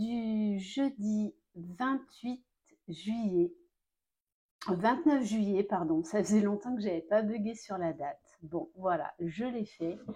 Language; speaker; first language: French; native; French